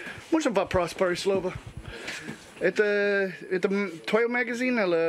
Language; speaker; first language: Russian; non-native, learner; English